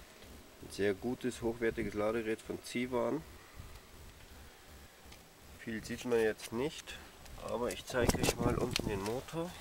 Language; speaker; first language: German; native; German